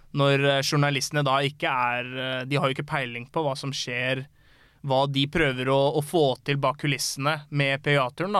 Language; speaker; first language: Norwegian; native; Norwegian